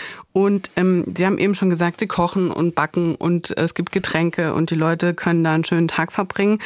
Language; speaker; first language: German; native; German